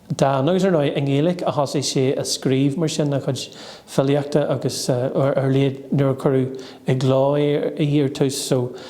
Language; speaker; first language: Irish; native; Irish